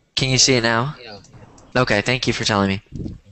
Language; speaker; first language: English; native; English